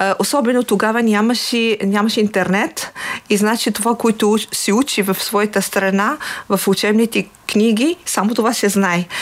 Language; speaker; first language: Bulgarian; non-native, fluent; Arabic